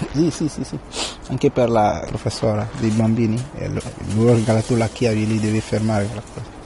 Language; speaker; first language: Italian; non-native, learner; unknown